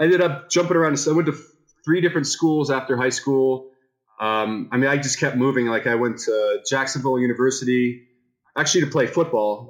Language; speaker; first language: English; native; English